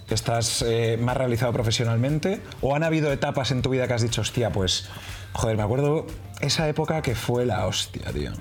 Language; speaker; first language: Spanish; native; Spanish